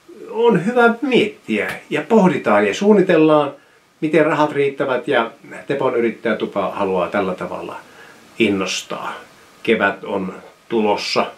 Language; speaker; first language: Finnish; native; Finnish